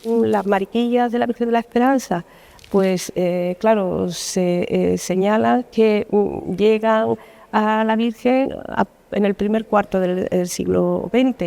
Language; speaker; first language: Spanish; native; Spanish